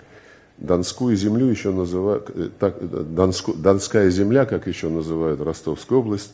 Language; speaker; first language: Russian; native; Russian